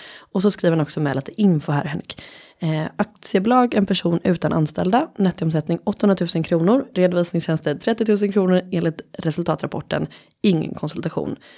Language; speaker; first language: Swedish; native; Swedish